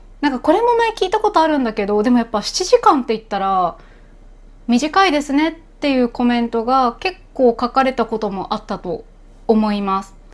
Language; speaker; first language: Japanese; native; Japanese